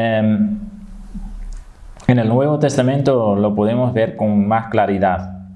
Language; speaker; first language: Spanish; non-native, fluent; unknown